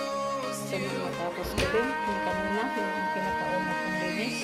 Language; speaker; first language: Filipino; non-native, local second language; Cebuano